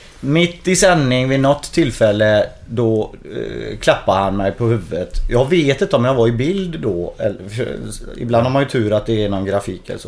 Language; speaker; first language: Swedish; native; Swedish